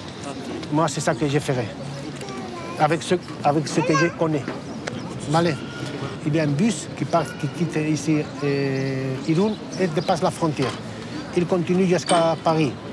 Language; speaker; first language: French; non-native, fluent; Spanish